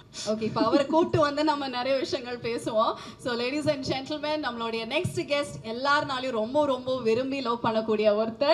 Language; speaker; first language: Tamil; native; Tamil